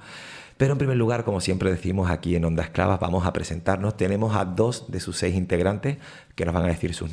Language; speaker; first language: Spanish; native; Spanish